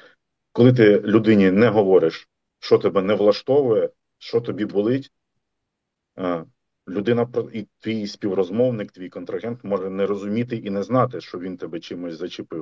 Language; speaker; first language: Ukrainian; native; Ukrainian